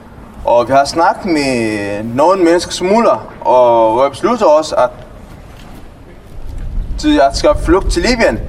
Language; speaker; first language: Danish; non-native, learner; Tigrinya